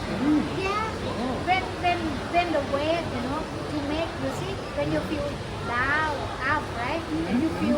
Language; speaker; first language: English; non-native, learner; Thai